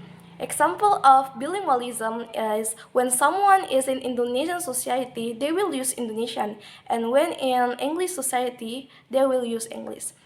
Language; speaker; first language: English; non-native, learner; Indonesian